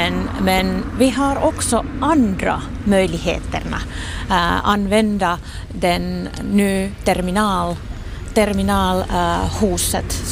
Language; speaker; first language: Swedish; non-native, local second language; Finnish